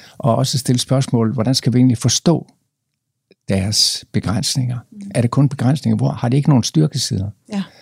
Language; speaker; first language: Danish; native; Danish